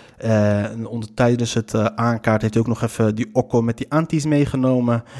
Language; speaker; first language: Dutch; early bilingual, other home language; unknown